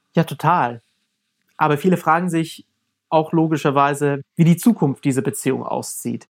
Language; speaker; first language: German; non-native, fluent; English